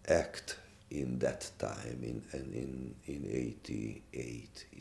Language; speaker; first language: English; non-native, fluent; Hungarian